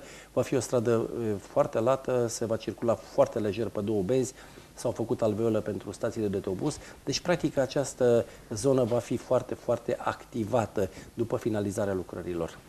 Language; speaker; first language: Romanian; native; Romanian